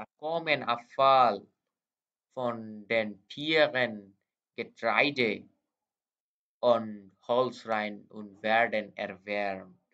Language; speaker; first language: German; non-native, fluent; Bangla